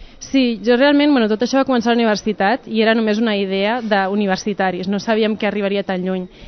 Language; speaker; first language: Catalan; native; Catalan